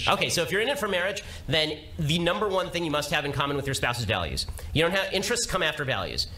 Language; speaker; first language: English; native; English